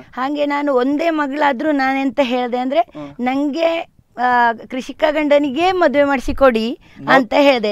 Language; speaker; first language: Kannada; native; Kannada